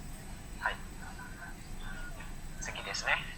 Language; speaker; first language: Japanese; non-native, learner; Indonesian